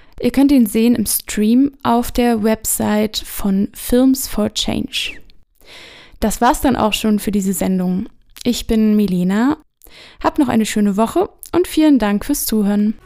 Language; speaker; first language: German; native; German